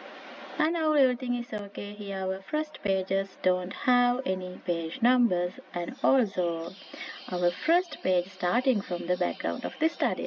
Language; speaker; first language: English; non-native, local second language; Sinhala